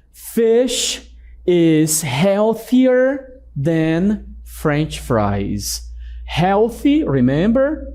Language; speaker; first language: English; non-native, fluent; Portuguese